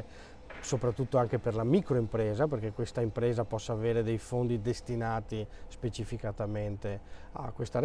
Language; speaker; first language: Italian; native; Italian